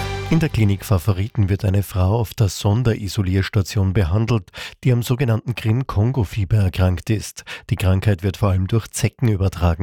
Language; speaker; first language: German; native; German